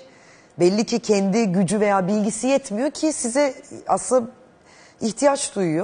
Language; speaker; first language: Turkish; native; Turkish